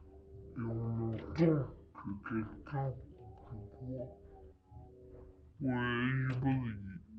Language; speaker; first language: French; native; French